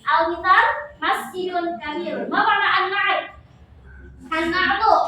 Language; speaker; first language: Arabic; non-native, fluent; Indonesian